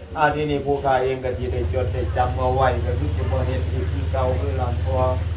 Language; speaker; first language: Thai; native; Thai